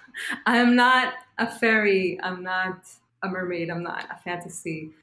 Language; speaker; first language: English; non-native, fluent; Hebrew